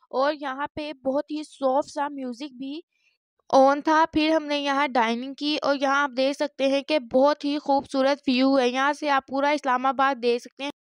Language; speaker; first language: Urdu; non-native, local second language; Punjabi